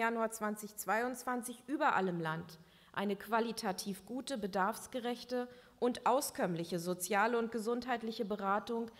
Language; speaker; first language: German; native; German